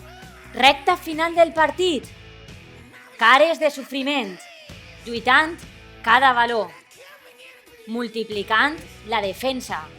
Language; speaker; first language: Catalan; native; Catalan